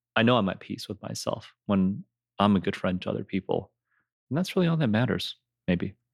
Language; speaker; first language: English; native; English